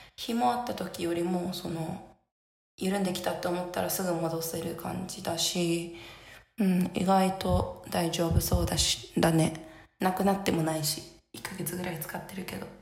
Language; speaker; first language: Japanese; native; Japanese